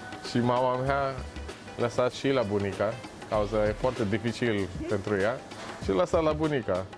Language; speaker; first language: Romanian; non-native, learner; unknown